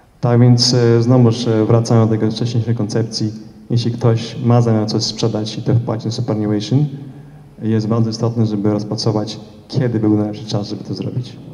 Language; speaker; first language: Polish; early bilingual, heritage; Polish